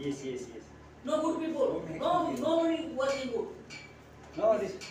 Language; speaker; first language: English; non-native, learner; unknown